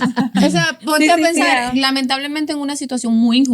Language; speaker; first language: Spanish; native; Spanish